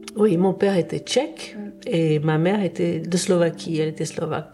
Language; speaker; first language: French; early bilingual, other home language; Czech